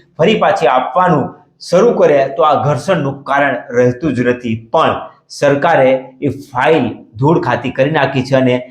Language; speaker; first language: Gujarati; native; Gujarati